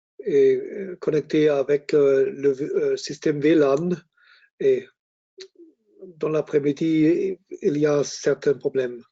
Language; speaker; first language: French; non-native, learner; German